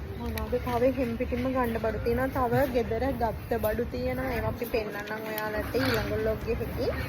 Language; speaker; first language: Sinhala; native; Sinhala